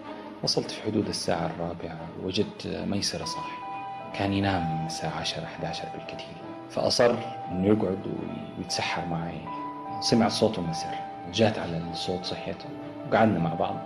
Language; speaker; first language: Arabic; native; Arabic